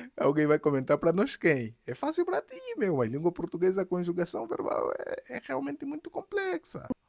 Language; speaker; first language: Portuguese; native; Portuguese